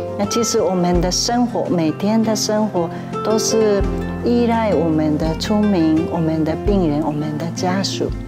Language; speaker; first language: Chinese; non-native, fluent; Japanese